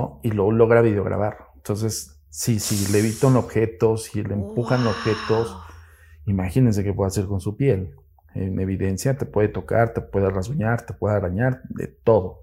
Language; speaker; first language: Spanish; native; Spanish